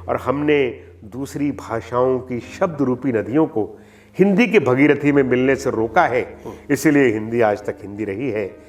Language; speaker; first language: Hindi; non-native, local second language; Punjabi